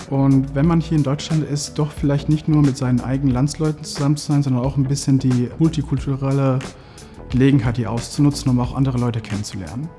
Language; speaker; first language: German; non-native, fluent; Bosnian